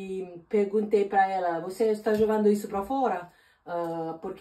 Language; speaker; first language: Portuguese; non-native, fluent; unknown